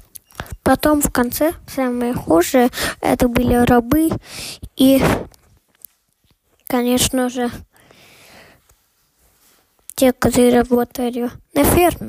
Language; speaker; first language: Russian; early bilingual, heritage; Russian